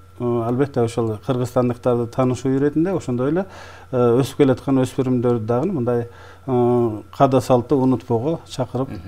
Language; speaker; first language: Kyrgyz; non-native, local second language; Tajik